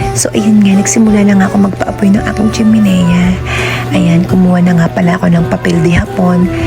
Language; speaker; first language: Filipino; native; Filipino